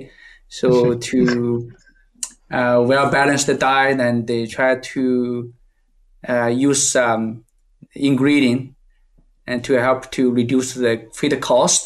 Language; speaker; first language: English; non-native, fluent; Chinese